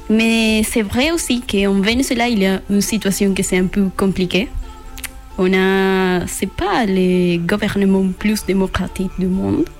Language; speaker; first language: French; non-native, learner; Spanish